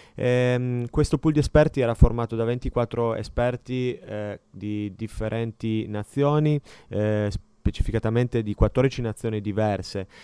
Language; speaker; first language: Italian; native; Italian